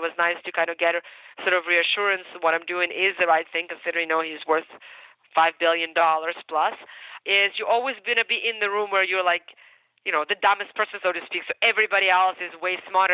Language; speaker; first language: English; non-native, fluent; Ukrainian